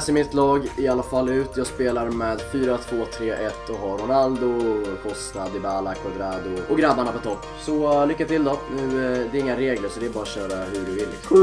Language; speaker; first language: Swedish; native; Swedish